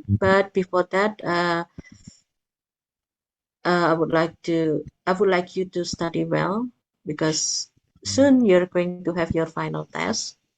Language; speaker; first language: English; non-native, fluent; Indonesian